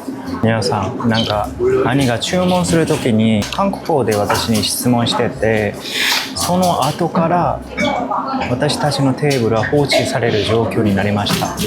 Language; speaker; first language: Japanese; non-native, fluent; Korean